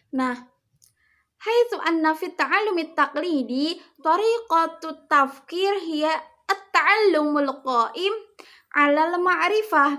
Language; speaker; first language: Arabic; non-native, learner; Indonesian